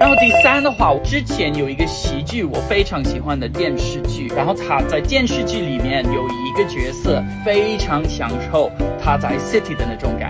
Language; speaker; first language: Chinese; non-native, fluent; English